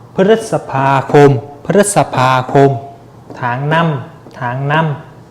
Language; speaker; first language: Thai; non-native, fluent; Vietnamese